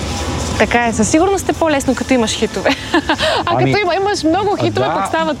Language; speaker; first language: Bulgarian; native; Bulgarian